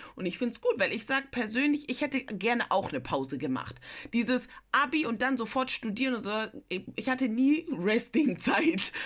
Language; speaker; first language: German; early bilingual, other home language; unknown